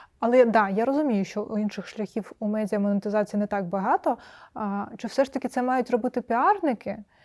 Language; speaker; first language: Ukrainian; native; Ukrainian